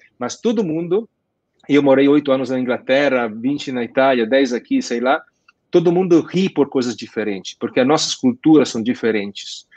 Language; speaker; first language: Portuguese; non-native, fluent; Italian